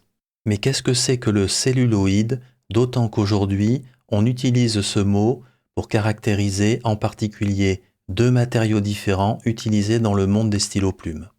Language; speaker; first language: French; native; French